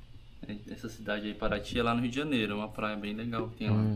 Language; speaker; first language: Portuguese; native; Portuguese